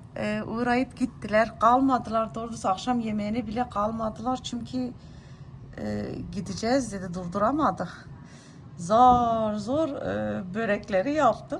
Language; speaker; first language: Turkish; early bilingual, heritage; Turkish